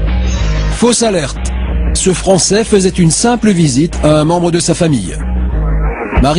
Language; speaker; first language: French; native; French